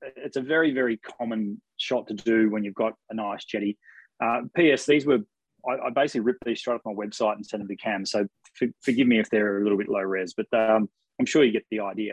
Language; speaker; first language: English; native; English